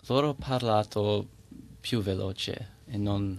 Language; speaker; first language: Italian; non-native, learner; English